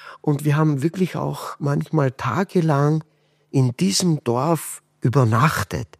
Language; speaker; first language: German; non-native, fluent; Kurdish